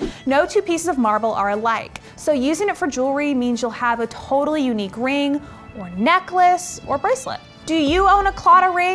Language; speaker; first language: English; native; English